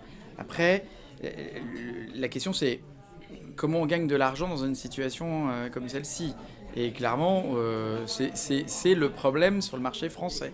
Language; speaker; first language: French; native; French